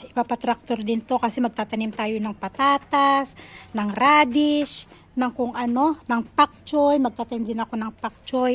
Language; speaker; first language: Filipino; native; Filipino